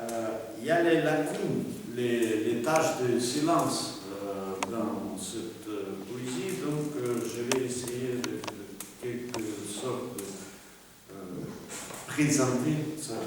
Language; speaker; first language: French; non-native, fluent; Russian